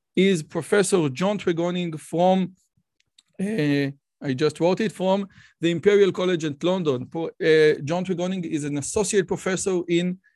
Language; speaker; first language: English; non-native, fluent; Hebrew